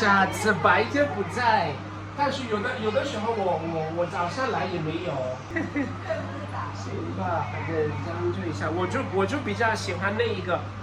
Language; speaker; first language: Chinese; non-native, fluent; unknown